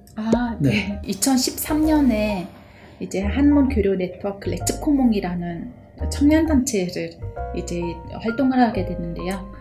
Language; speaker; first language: Korean; early bilingual, other home language; Mongolian